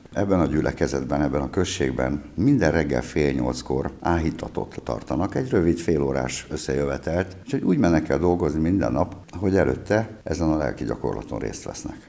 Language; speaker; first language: Hungarian; native; Hungarian